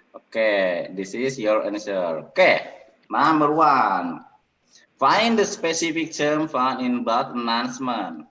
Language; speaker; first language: English; non-native, learner; Indonesian